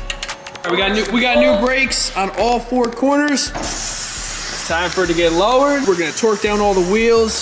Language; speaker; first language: English; native; English